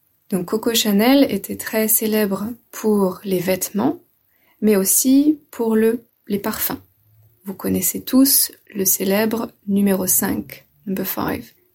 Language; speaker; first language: French; native; French